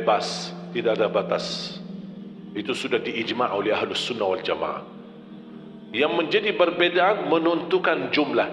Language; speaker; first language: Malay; non-native, fluent; Arabic